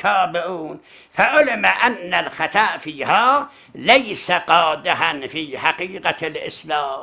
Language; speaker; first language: Arabic; non-native, fluent; Azerbaijani